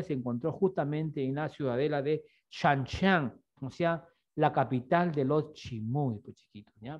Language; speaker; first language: Spanish; native; Spanish